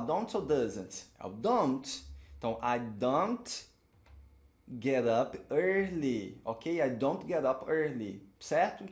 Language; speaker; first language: English; non-native, fluent; Portuguese